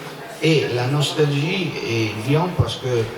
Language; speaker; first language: French; non-native, learner; Italian